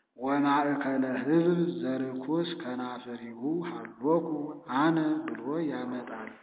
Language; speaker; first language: Amharic; native; Amharic